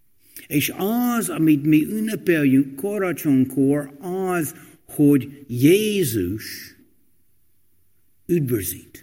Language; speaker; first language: Hungarian; non-native, fluent; English